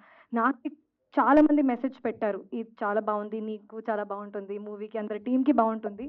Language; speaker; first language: Telugu; non-native, fluent; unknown